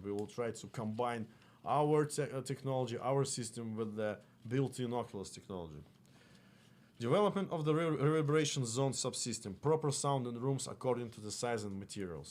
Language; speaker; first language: English; non-native, fluent; Russian